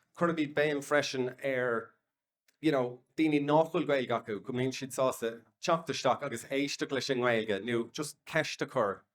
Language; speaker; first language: Irish; non-native, local second language; English